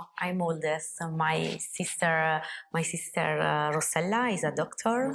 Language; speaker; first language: English; non-native, learner; Italian